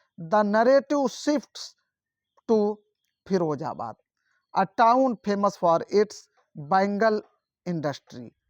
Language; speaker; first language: Hindi; native; Hindi